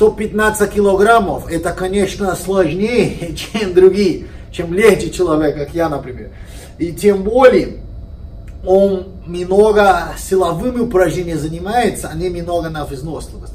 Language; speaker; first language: Russian; non-native, fluent; Portuguese